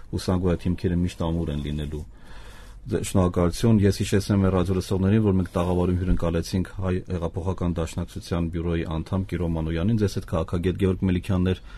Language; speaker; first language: Armenian; native; Armenian